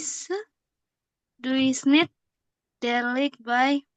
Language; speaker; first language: German; non-native, learner; Indonesian